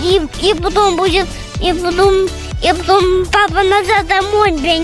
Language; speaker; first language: Russian; early bilingual, heritage; Russian